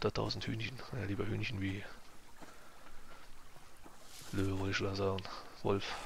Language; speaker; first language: German; native; German